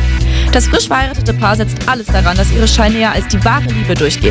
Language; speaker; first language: German; native; German